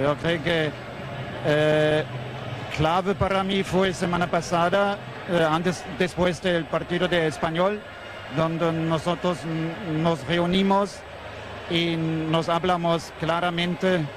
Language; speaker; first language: Spanish; non-native, fluent; German